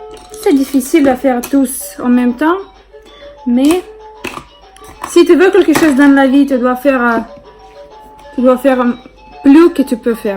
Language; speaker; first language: French; non-native, learner; Russian